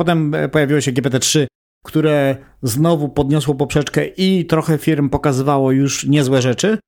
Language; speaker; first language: Polish; native; Polish